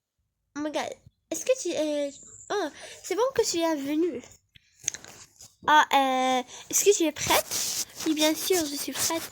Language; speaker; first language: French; non-native, learner; Arabic